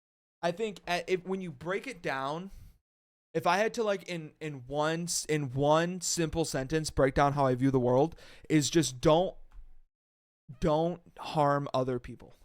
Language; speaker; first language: English; native; English